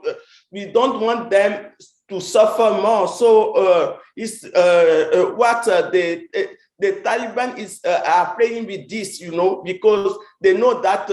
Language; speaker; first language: English; non-native, fluent; French